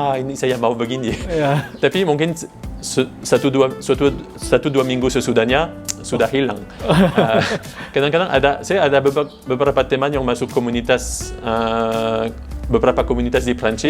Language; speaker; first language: Indonesian; non-native, fluent; French